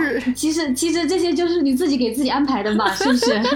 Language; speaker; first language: Chinese; native; Chinese